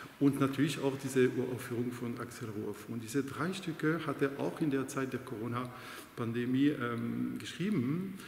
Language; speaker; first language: German; non-native, fluent; French